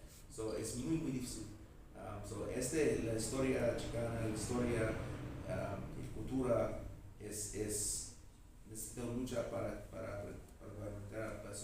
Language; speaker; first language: Spanish; non-native, learner; English